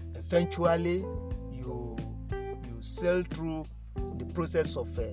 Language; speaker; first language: English; non-native, local second language; Yoruba